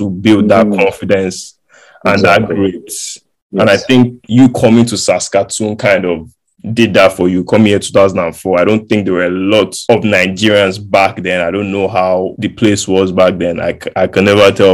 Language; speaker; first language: English; non-native, local second language; Yoruba